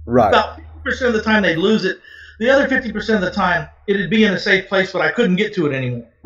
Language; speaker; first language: English; native; English